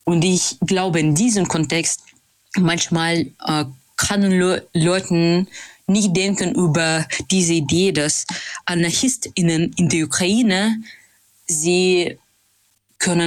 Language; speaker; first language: German; non-native, fluent; Russian